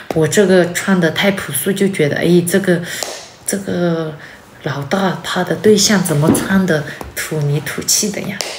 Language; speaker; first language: Chinese; non-native, local second language; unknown